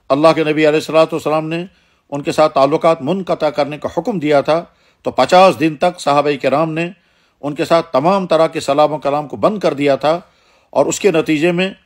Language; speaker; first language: Urdu; non-native, local second language; Kashmiri